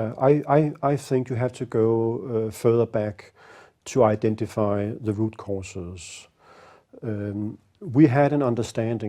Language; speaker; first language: English; non-native, fluent; Danish